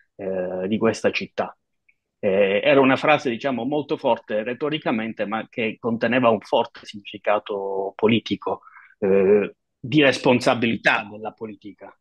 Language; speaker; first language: Italian; native; Italian